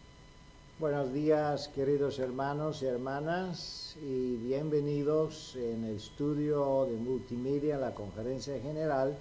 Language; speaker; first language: Spanish; non-native, fluent; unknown